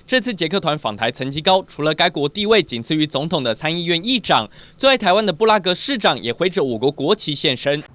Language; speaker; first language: Chinese; native; Chinese